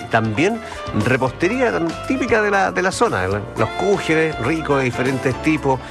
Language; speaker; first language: Spanish; native; Spanish